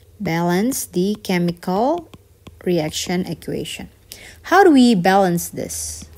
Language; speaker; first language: English; non-native, fluent; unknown